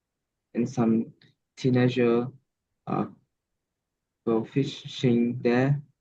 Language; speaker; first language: English; non-native, learner; Vietnamese